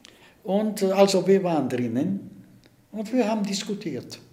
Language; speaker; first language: German; early bilingual, heritage; Czech